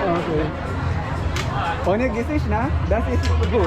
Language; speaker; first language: German; non-native, learner; Filipino